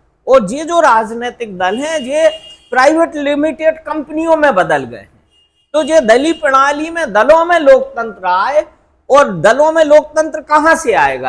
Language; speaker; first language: Hindi; native; Hindi